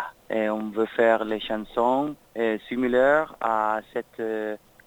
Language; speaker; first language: French; non-native, learner; Spanish